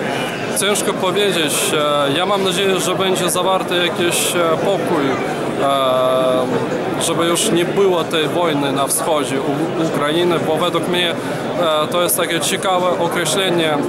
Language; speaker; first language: Polish; non-native, fluent; Ukrainian